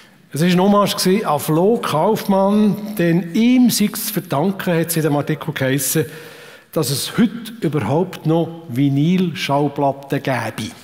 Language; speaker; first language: German; native; German